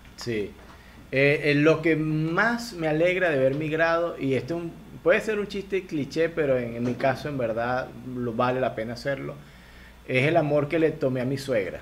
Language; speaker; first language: Spanish; native; Spanish